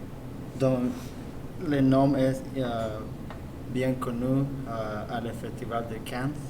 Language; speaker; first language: French; non-native, learner; English